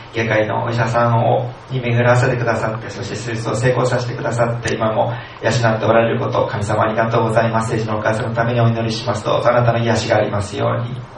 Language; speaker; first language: Japanese; native; Japanese